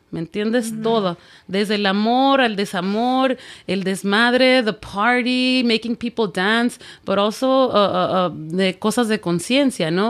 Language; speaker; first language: Spanish; early bilingual, heritage; Spanish